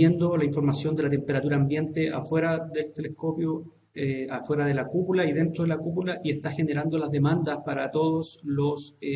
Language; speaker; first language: Spanish; native; Spanish